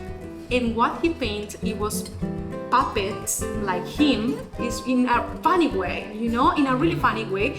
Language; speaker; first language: English; non-native, fluent; Spanish